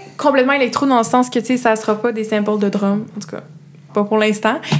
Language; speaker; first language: French; native; French